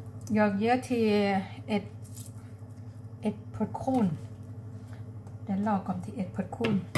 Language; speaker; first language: Swedish; non-native, learner; Thai